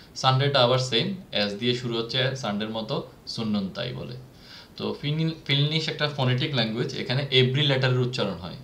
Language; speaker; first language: Bangla; native; Bangla